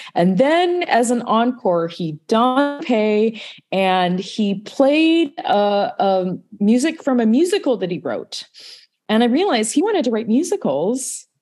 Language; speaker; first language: English; native; English